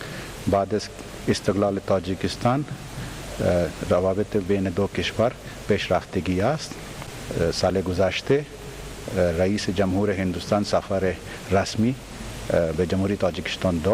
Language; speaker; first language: Persian; non-native, learner; Hindi